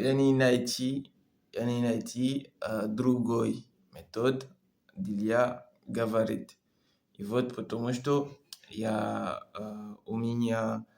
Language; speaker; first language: Russian; non-native, learner; French